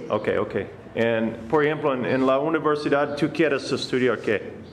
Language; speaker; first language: Spanish; non-native, learner; English